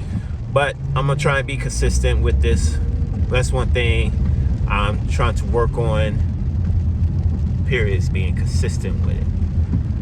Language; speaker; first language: English; native; English